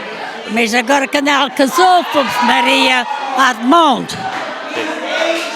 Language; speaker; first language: Portuguese; early bilingual, heritage; Portuguese